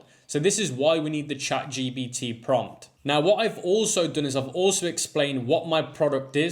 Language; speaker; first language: English; native; English